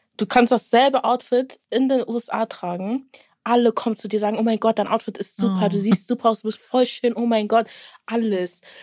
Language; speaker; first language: German; early bilingual, other home language; Akan